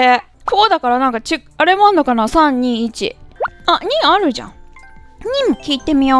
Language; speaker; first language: Japanese; native; Japanese